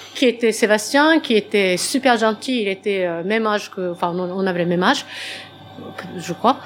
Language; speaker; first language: French; non-native, fluent; Japanese